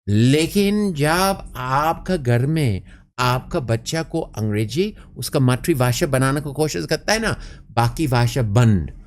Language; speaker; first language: Hindi; non-native, fluent; English